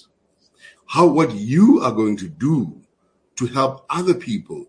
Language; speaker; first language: English; non-native, local second language; Zulu